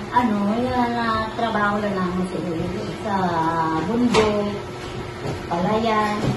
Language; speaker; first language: Filipino; non-native, local second language; Hiligaynon